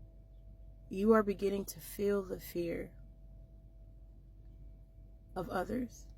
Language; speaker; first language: English; native; English